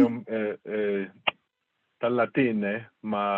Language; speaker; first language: Italian; non-native, learner; English